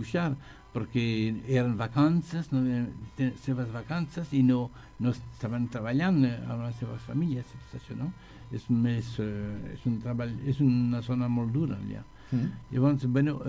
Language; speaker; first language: Catalan; non-native, learner; French